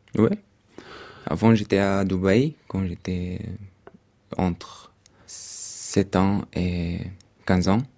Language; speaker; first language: French; non-native, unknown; Arabic